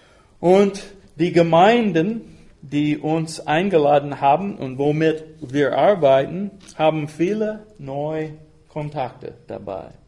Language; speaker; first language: German; non-native, fluent; English